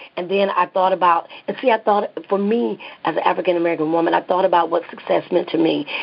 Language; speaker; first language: English; native; English